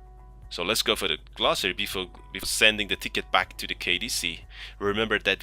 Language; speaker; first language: English; non-native, fluent; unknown